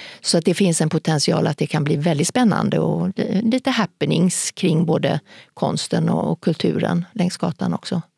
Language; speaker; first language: Swedish; native; Swedish